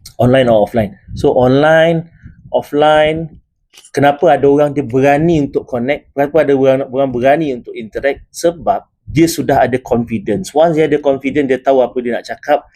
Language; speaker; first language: Malay; native; Malay